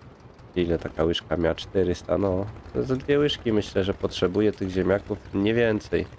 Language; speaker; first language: Polish; native; Polish